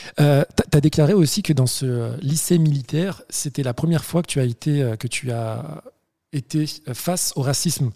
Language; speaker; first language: French; native; French